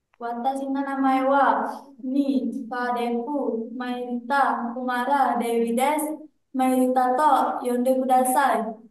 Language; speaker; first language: Japanese; non-native, learner; Indonesian